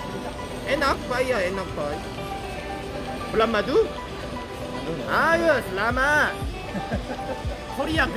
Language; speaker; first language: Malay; non-native, learner; Korean